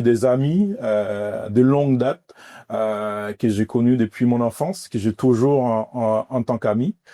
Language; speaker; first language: French; early bilingual, other home language; Haitian Creole